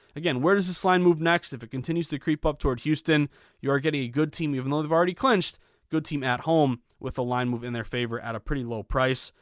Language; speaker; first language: English; native; English